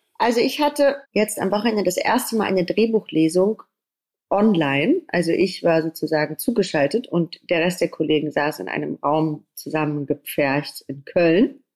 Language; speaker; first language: German; native; German